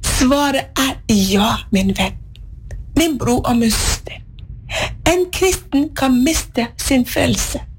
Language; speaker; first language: Norwegian; non-native, fluent; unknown